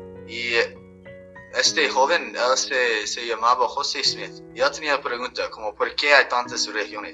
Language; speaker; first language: Spanish; non-native, fluent; English